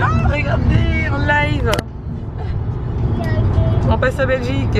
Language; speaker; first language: French; native; French